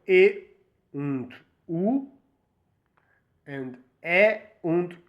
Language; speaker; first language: German; non-native, learner; Portuguese